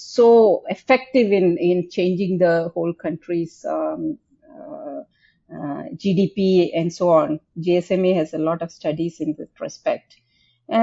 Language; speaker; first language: English; non-native, local second language; Tamil